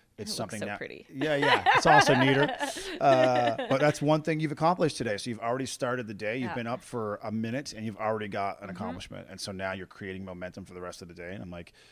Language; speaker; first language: English; native; English